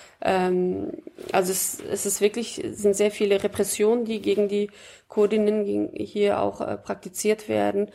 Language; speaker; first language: German; early bilingual, other home language; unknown